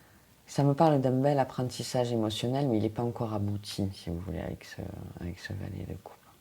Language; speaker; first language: French; native; French